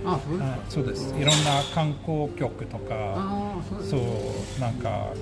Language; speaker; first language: Japanese; non-native, fluent; Swedish